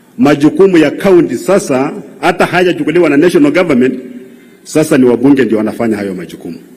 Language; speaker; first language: Swahili; non-native, local second language; Luyia